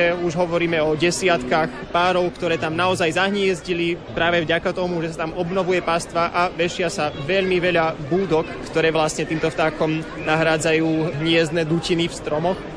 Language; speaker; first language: Slovak; native; Slovak